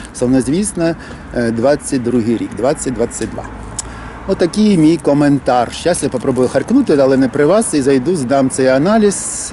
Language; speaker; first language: Ukrainian; native; Ukrainian